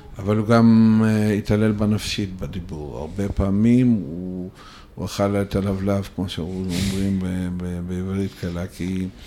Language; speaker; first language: Hebrew; non-native, fluent; Russian